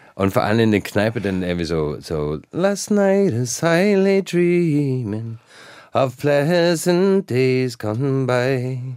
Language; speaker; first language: English; native; English